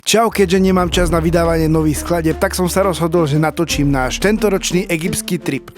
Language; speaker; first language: Slovak; non-native, local second language; Hungarian